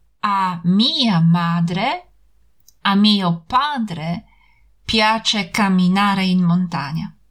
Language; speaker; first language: Italian; non-native, fluent; Polish